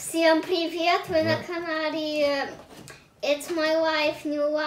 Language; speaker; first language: Russian; early bilingual, heritage; Russian